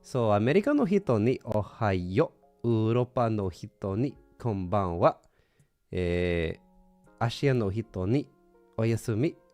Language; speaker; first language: Japanese; non-native, learner; English